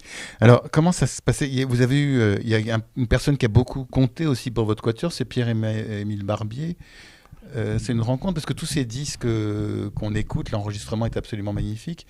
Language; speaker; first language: French; native; French